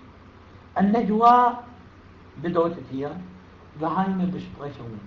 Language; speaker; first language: German; non-native, fluent; Arabic